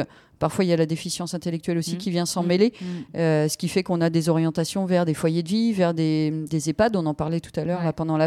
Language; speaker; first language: French; native; French